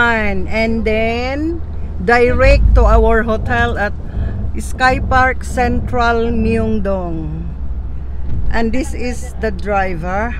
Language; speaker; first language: English; non-native, local second language; Filipino